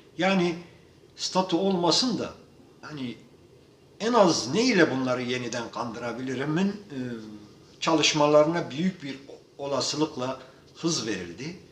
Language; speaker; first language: Turkish; non-native, local second language; Kurdish